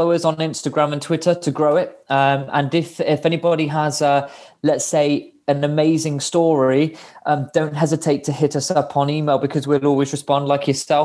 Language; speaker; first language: English; native; English